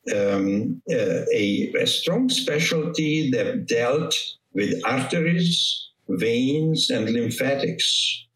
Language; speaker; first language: English; non-native, fluent; Hungarian